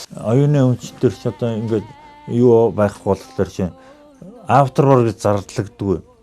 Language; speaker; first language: Mongolian; native; Mongolian